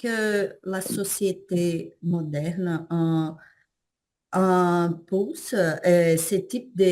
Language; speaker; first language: French; non-native, learner; Portuguese